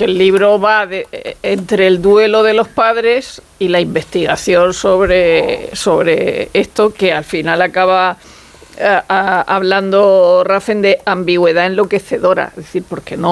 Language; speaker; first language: Spanish; native; Spanish